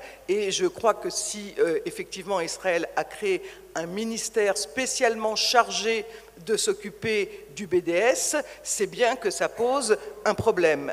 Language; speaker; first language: French; native; French